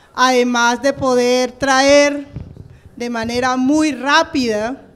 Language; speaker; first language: Spanish; native; Spanish